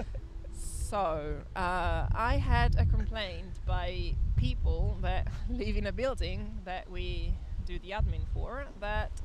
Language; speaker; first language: English; non-native, fluent; Italian